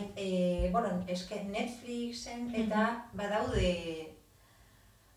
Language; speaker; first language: Basque; non-native, local second language; Spanish